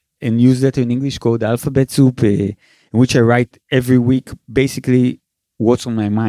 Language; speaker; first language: English; non-native, fluent; Hebrew